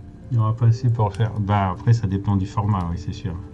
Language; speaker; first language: French; native; French